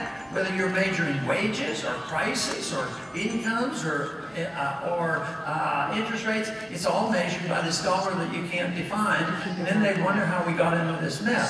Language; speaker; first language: English; native; English